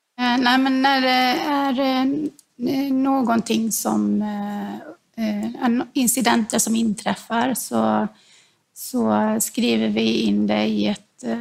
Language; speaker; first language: Swedish; non-native, learner; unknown